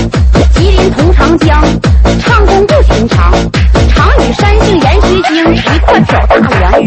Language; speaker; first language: Chinese; native; Chinese